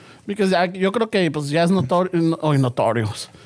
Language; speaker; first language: Spanish; early bilingual, heritage; Spanish